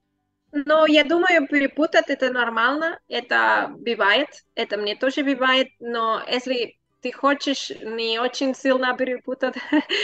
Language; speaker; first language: Russian; non-native, learner; Spanish